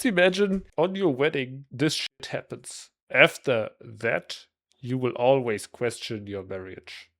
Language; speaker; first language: English; non-native, fluent; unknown